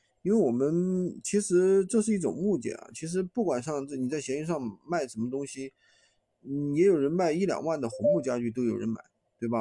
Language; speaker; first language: Chinese; native; Chinese